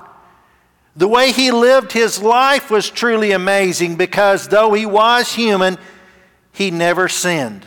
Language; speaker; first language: English; native; English